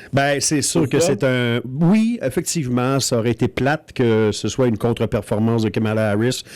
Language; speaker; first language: French; native; French